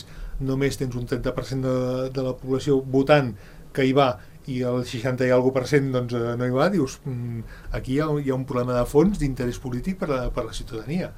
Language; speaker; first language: Catalan; native; Catalan